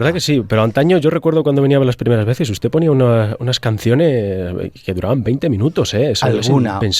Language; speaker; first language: Spanish; native; Spanish